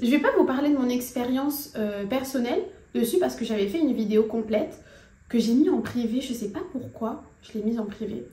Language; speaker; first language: French; native; French